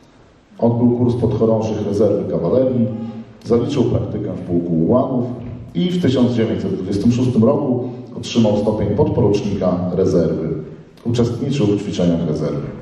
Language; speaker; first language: Polish; native; Polish